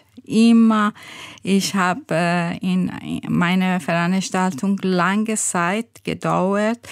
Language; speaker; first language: German; non-native, learner; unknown